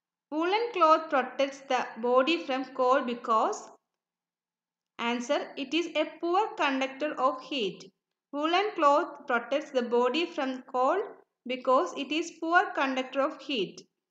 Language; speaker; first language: English; non-native, local second language; Malayalam